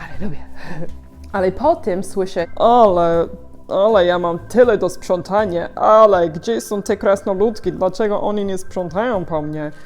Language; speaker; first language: Polish; non-native, learner; English